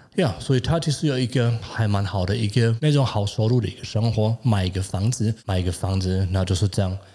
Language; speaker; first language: Chinese; non-native, fluent; German